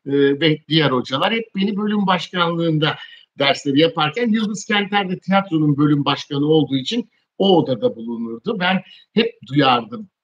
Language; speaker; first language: Turkish; native; Turkish